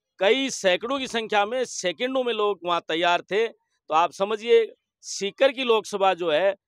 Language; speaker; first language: Hindi; native; Hindi